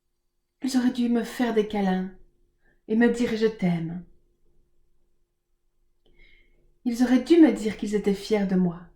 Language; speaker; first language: French; native; French